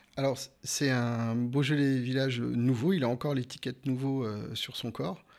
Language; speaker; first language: French; native; French